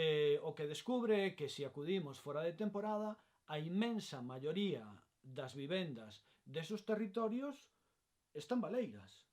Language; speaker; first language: Galician; non-native, local second language; Spanish